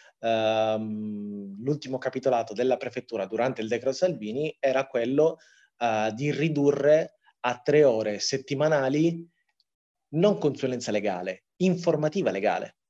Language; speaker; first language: Italian; early bilingual, other home language; Tigrinya